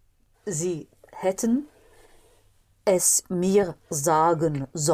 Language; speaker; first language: German; non-native, learner; English